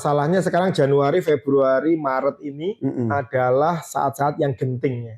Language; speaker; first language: Indonesian; native; Indonesian